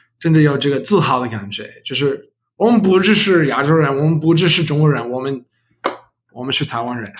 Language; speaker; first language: Chinese; non-native, learner; English